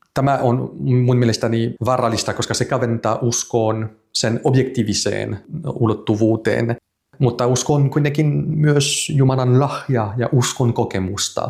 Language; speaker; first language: Finnish; non-native, fluent; French